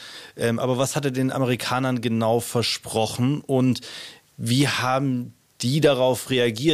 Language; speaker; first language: German; native; German